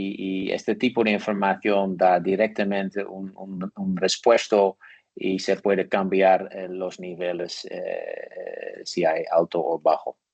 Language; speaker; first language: Spanish; non-native, learner; Dutch